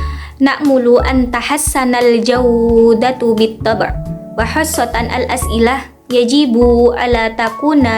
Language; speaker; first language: Arabic; non-native, learner; Indonesian